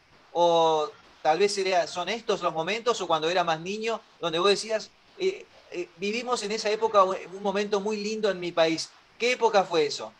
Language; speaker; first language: Spanish; native; Spanish